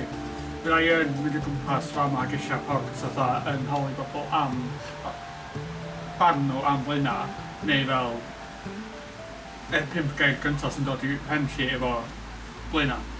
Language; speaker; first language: Welsh; native; Welsh